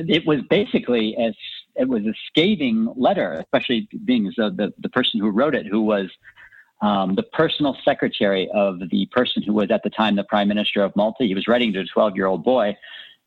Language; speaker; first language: English; native; English